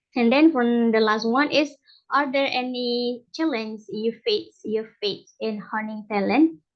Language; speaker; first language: English; non-native, learner; Indonesian